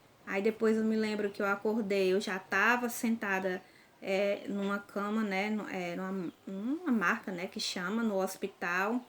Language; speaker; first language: Portuguese; native; Portuguese